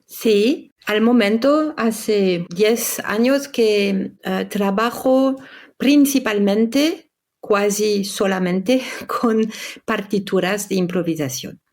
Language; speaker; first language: Spanish; non-native, fluent; French